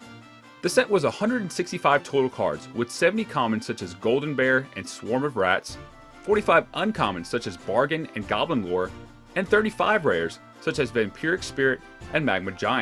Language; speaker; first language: English; native; English